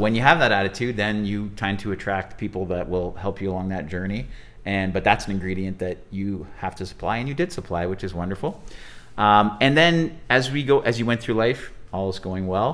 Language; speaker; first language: English; native; English